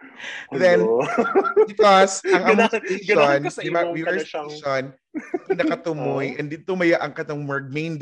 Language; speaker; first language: English; non-native, local second language; Cebuano